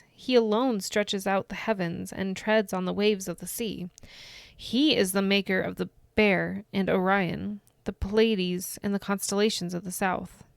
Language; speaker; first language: English; native; English